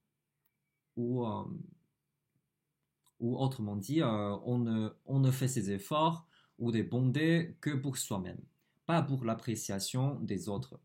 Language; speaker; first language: French; non-native, fluent; Chinese